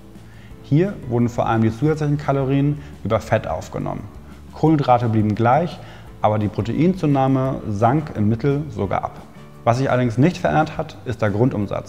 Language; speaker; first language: German; native; German